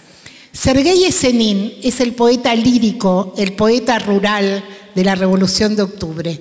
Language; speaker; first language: Spanish; native; Spanish